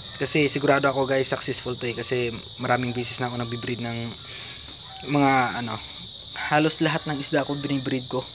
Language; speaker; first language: Filipino; non-native, local second language; Cebuano